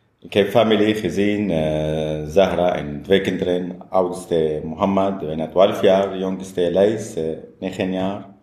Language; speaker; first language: Dutch; non-native, learner; Arabic